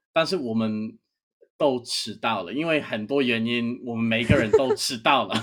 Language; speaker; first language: Chinese; non-native, fluent; English